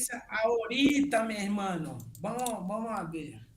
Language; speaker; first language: Spanish; non-native, learner; Portuguese